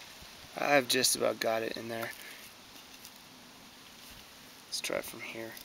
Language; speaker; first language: English; native; English